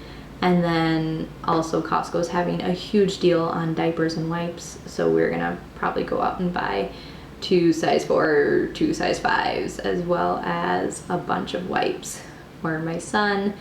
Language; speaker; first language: English; native; English